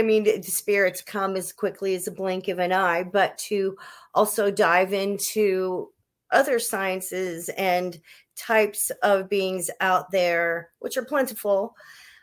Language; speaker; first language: English; native; English